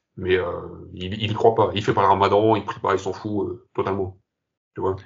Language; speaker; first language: French; early bilingual, other home language; Kabyle